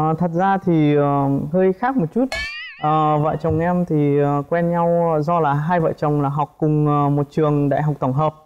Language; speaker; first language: Vietnamese; early bilingual, heritage; Vietnamese